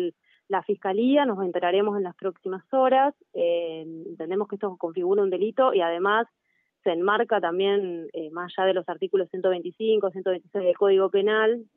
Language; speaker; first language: Spanish; native; Spanish